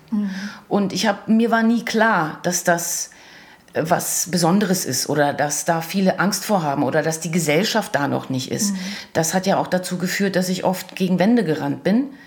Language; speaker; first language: German; early bilingual, other home language; Croatian